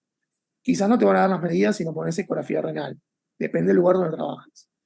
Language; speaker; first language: Spanish; native; Spanish